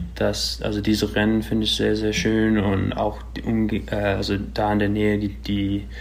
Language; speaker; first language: German; early bilingual, other home language; English